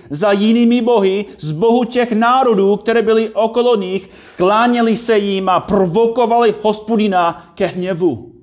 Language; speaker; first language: Czech; non-native, fluent; English